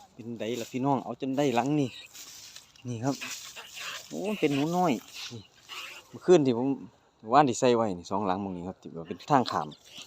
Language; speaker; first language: Thai; native; Thai